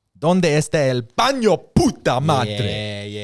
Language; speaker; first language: Spanish; non-native, learner; English